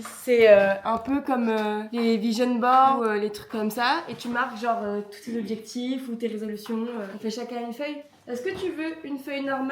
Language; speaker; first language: French; native; French